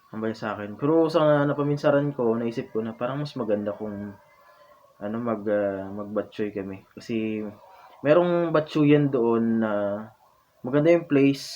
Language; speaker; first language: Filipino; non-native, local second language; Hiligaynon